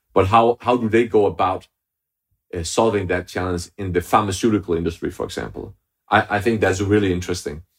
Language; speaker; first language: English; non-native, fluent; Danish